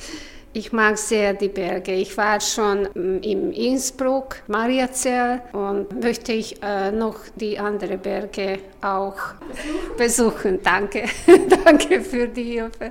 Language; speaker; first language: German; non-native, learner; Hungarian